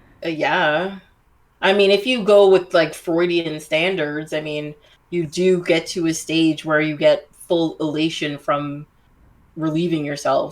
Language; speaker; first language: English; native; English